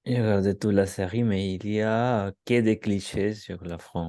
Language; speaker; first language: French; non-native, learner; Spanish